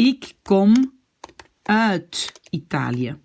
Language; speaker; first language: Dutch; non-native, fluent; French